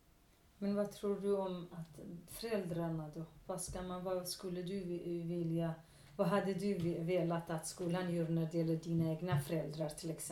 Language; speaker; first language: Swedish; non-native, local second language; Kurdish